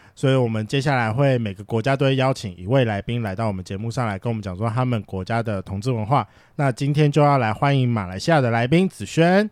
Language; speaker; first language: Chinese; native; Chinese